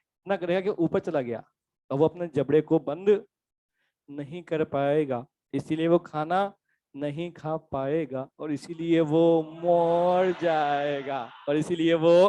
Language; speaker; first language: Hindi; native; Hindi